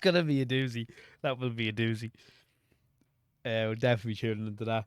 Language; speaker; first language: English; native; English